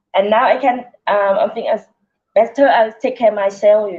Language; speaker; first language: English; non-native, learner; Thai